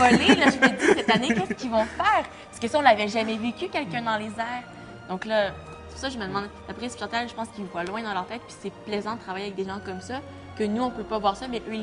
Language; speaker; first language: French; native; French